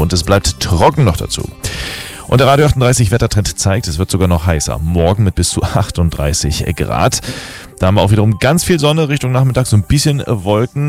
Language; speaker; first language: German; native; German